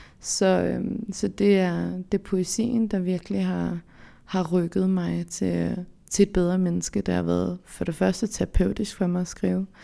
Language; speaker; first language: Danish; early bilingual, other home language; Central Kurdish